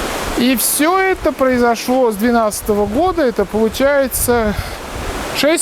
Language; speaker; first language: Russian; native; Russian